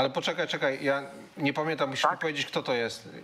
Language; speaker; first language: Polish; native; Polish